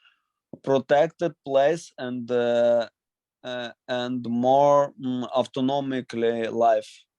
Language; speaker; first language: English; non-native, learner; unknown